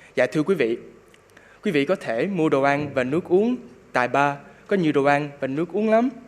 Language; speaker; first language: Vietnamese; early bilingual, other home language; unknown